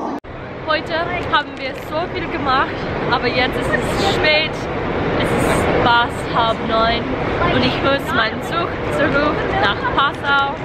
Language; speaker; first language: German; non-native, learner; English